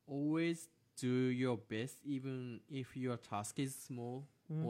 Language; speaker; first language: English; non-native, learner; Japanese